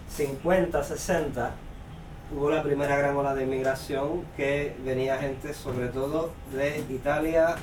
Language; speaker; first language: Spanish; native; Spanish